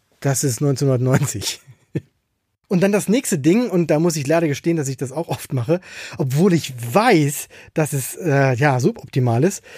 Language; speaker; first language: German; native; German